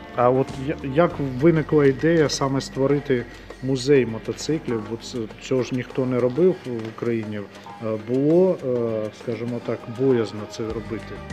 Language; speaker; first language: Ukrainian; non-native, local second language; Russian